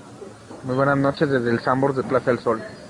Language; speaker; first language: Spanish; native; Spanish